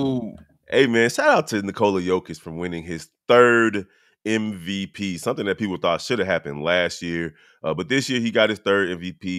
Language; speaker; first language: English; native; English